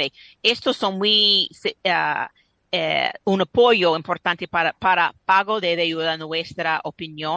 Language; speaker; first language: Spanish; non-native, fluent; English